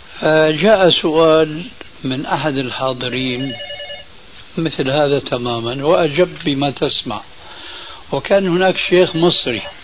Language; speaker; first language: Arabic; early bilingual, other home language; Albanian